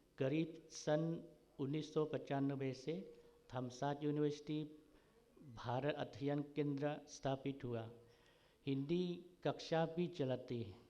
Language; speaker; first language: Hindi; non-native, learner; Thai